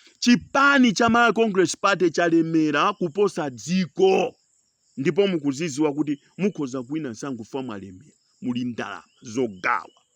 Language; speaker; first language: Nyanja; non-native, local second language; Tumbuka